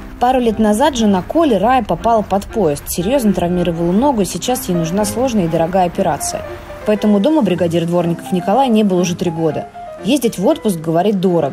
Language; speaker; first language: Russian; native; Russian